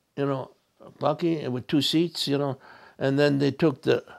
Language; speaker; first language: English; native; English